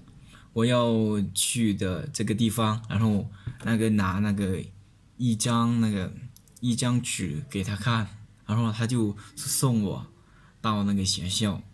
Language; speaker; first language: Chinese; non-native, learner; Lao